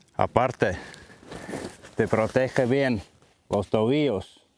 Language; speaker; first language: Spanish; non-native, fluent; Latvian